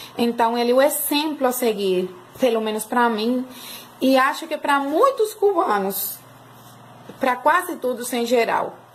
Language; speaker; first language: Portuguese; non-native, fluent; Spanish